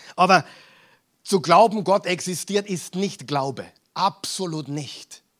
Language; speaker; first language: German; non-native, fluent; English